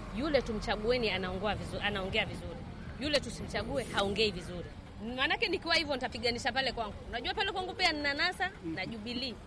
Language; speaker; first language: Swahili; native; Swahili